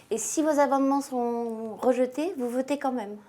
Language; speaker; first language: French; native; French